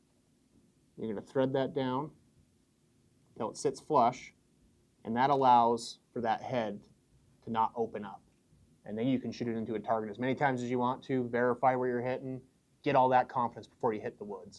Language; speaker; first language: English; native; English